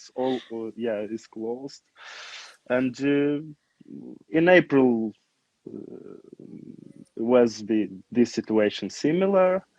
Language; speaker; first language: English; non-native, learner; Romanian